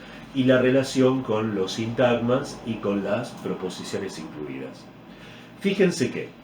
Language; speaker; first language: Spanish; native; Spanish